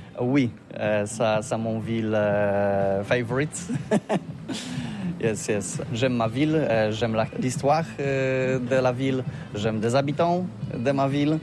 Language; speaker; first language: French; non-native, learner; Polish